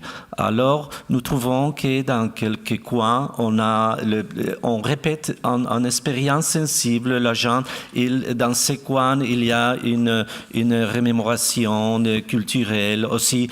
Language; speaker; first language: French; non-native, fluent; Spanish